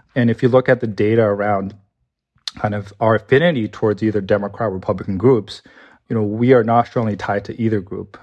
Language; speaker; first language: English; early bilingual, other home language; Chinese